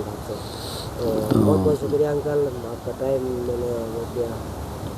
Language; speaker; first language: Urdu; non-native, local second language; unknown